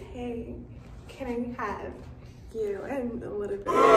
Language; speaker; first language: English; non-native, fluent; Italian